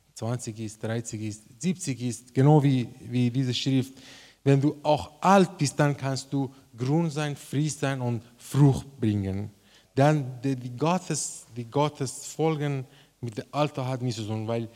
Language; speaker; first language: German; non-native, learner; Persian